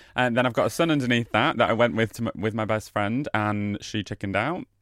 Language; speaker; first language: English; native; English